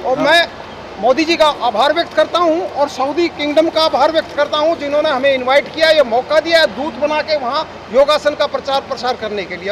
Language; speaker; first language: Hindi; native; Hindi